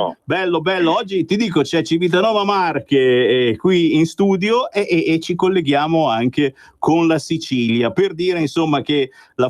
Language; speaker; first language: Italian; native; Italian